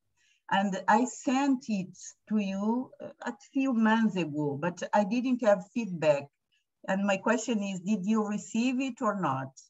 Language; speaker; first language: English; non-native, fluent; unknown